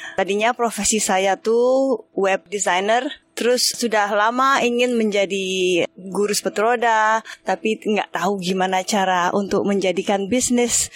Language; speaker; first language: Indonesian; native; Indonesian